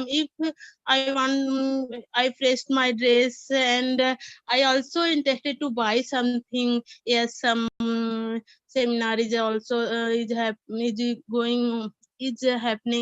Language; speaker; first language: English; non-native, learner; Hindi